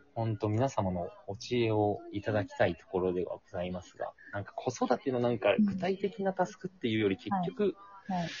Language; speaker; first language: Japanese; native; Japanese